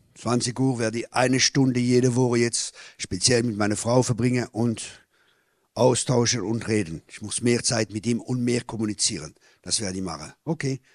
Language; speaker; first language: German; non-native, fluent; French